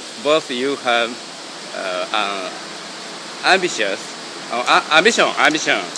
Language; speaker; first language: English; non-native, learner; Japanese